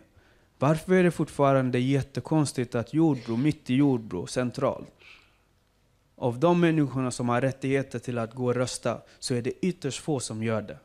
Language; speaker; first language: Swedish; non-native, fluent; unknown